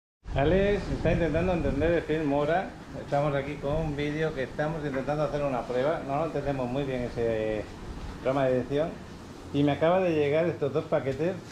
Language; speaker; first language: Spanish; native; Spanish